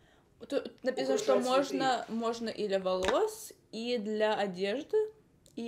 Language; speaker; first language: Russian; early bilingual, heritage; Russian